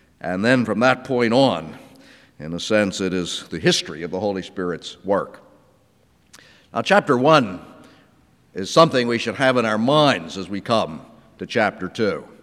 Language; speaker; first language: English; native; English